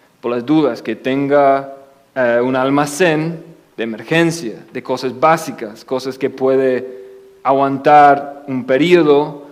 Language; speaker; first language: Spanish; non-native, fluent; English